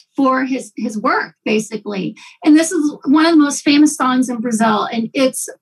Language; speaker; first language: English; native; English